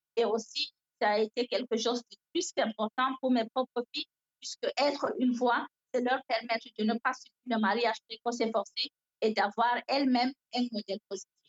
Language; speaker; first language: French; non-native, local second language; Fula